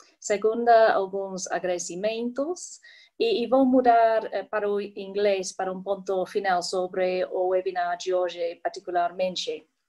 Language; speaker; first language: Portuguese; non-native, fluent; English